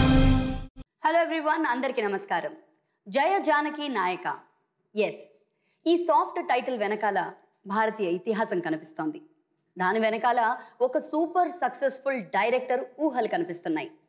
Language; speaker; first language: Telugu; native; Telugu